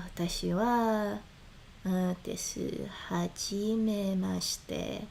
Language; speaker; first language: Japanese; non-native, learner; English